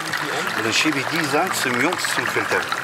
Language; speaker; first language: German; non-native, learner; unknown